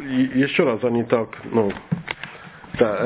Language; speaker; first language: Russian; non-native, learner; English